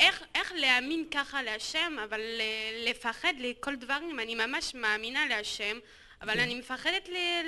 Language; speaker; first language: Hebrew; non-native, learner; French